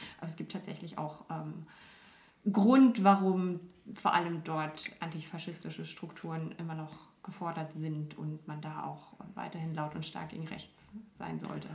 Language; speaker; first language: German; native; German